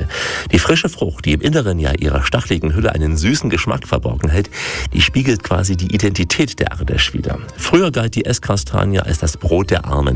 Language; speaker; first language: German; native; German